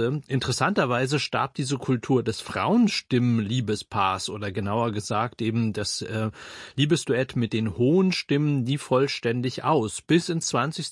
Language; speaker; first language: German; native; German